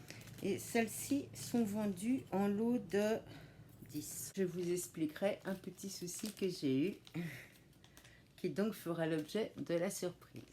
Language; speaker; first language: French; native; French